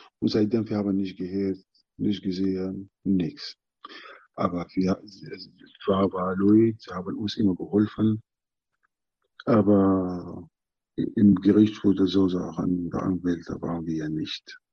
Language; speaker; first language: German; non-native, learner; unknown